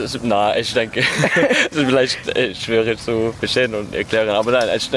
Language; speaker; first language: German; non-native, learner; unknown